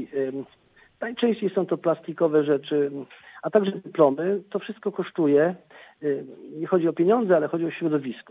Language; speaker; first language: Polish; native; Polish